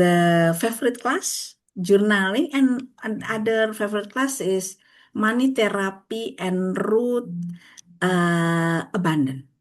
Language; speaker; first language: English; non-native, learner; Indonesian